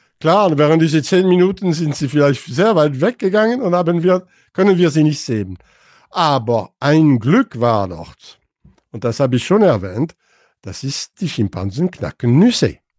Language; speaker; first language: German; non-native, fluent; French